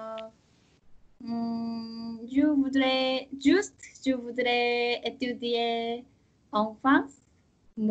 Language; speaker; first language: French; non-native, learner; Korean